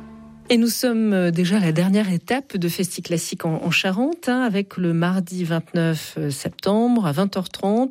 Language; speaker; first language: French; native; French